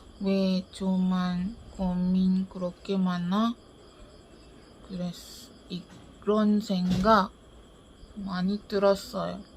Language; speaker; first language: Korean; non-native, learner; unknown